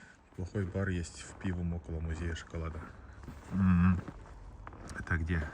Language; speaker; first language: Russian; early bilingual, heritage; Russian